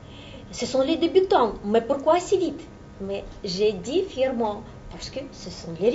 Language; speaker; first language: French; non-native, fluent; Russian